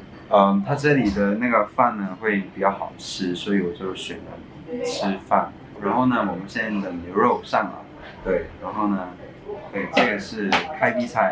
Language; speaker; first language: Chinese; non-native, local second language; Cantonese